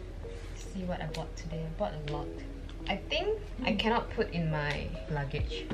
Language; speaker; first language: English; non-native, fluent; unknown